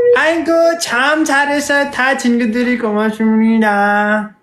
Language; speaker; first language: Korean; non-native, learner; Nepali